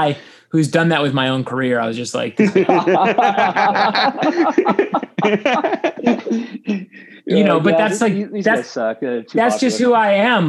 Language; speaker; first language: English; native; English